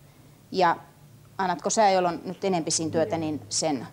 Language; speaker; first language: Finnish; native; Finnish